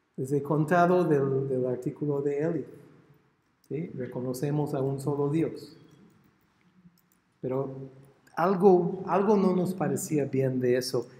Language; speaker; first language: Spanish; non-native, fluent; English